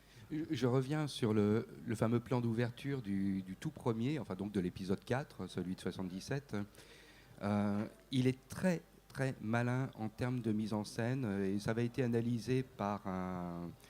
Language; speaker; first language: French; native; French